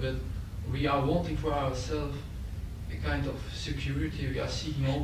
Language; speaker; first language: English; non-native, learner; French